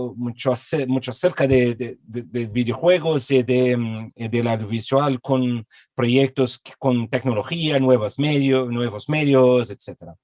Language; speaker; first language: Spanish; non-native, fluent; Portuguese